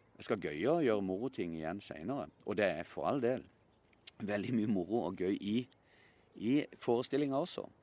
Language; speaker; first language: Norwegian; native; Norwegian